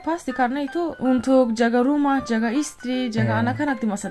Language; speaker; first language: Indonesian; non-native, fluent; Turkish